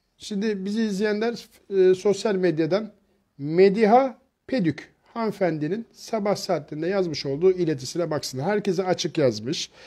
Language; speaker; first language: Turkish; native; Turkish